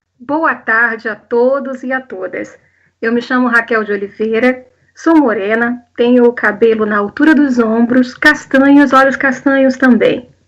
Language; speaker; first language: Portuguese; native; Portuguese